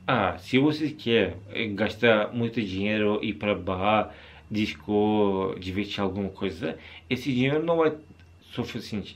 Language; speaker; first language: Portuguese; non-native, learner; Turkish